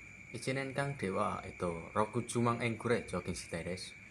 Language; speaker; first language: Japanese; non-native, learner; Indonesian